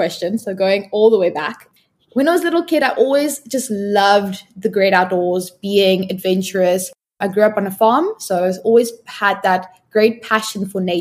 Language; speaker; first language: English; non-native, local second language; Afrikaans